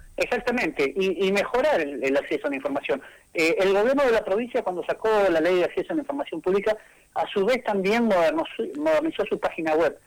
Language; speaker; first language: Spanish; native; Spanish